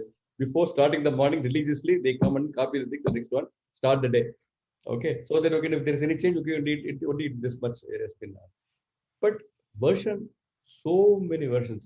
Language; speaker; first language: English; non-native, local second language; Tamil